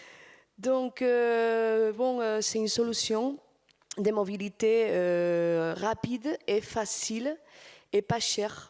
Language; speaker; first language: French; non-native, fluent; Spanish